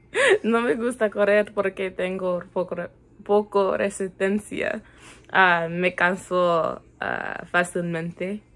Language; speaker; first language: Spanish; non-native, learner; English